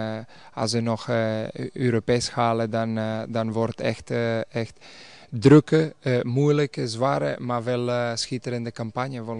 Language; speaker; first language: Dutch; non-native, fluent; Serbian